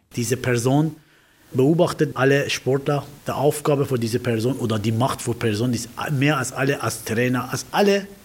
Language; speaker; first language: German; non-native, learner; Persian